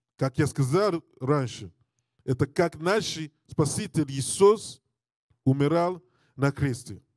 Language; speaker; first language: Russian; non-native, learner; English